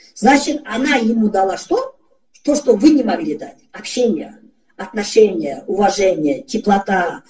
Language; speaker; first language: Russian; non-native, local second language; Kazakh